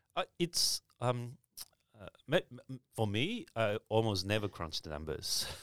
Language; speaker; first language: English; early bilingual, other home language; Chinese